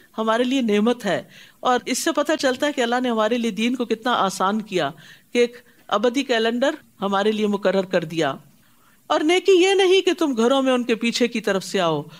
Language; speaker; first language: Urdu; native; Urdu